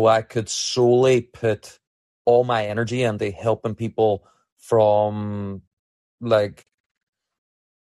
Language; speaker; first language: English; native; English